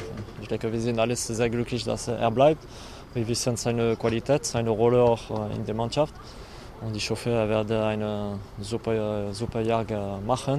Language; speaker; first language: German; non-native, learner; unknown